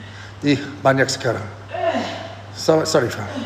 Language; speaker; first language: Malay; non-native, learner; English